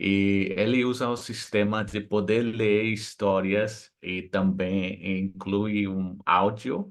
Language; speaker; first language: Portuguese; non-native, fluent; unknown